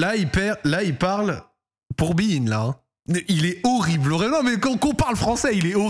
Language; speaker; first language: French; native; French